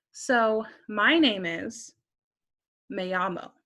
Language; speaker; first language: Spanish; non-native, learner; English